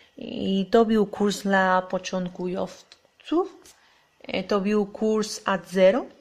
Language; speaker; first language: Polish; non-native, learner; Spanish